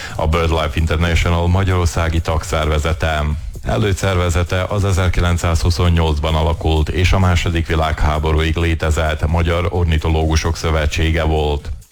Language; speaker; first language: Hungarian; native; Hungarian